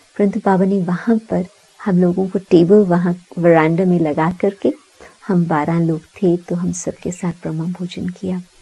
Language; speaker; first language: Hindi; early bilingual, heritage; Sindhi